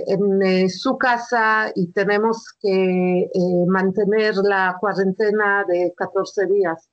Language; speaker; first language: Spanish; non-native, fluent; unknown